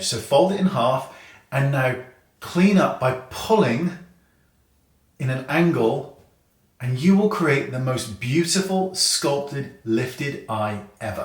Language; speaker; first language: English; native; English